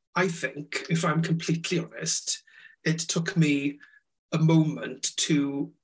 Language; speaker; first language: English; non-native, local second language; Welsh